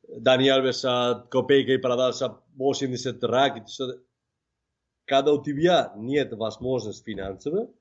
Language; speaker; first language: Russian; non-native, fluent; Spanish